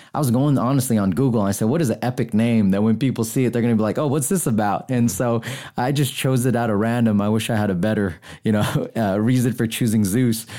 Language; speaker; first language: English; native; English